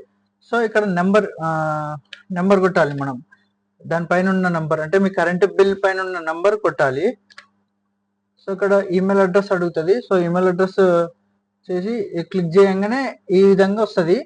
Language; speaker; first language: Telugu; native; Telugu